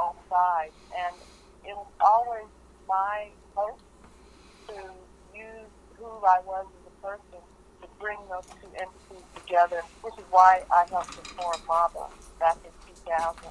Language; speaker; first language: English; early bilingual, other home language; Korean